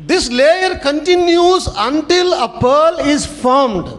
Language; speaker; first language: English; non-native, local second language; Telugu